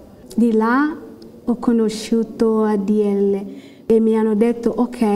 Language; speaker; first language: Italian; non-native, learner; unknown